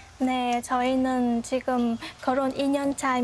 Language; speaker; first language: Korean; non-native, fluent; Vietnamese